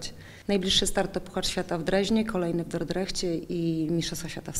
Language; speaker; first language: Polish; native; Polish